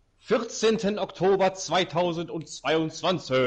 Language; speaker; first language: German; native; German